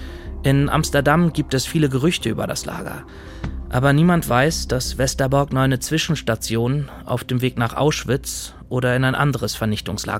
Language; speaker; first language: German; native; German